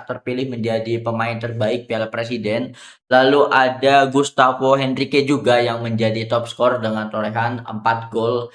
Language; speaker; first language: Indonesian; native; Indonesian